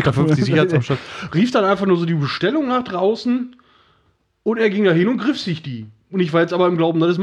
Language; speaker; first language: German; native; German